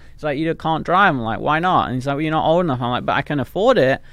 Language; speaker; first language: English; native; English